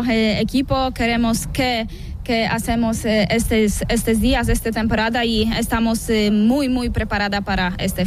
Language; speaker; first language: Spanish; non-native, learner; Polish